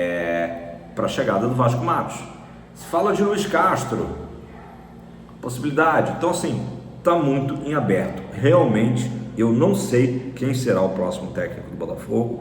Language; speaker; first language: Portuguese; native; Portuguese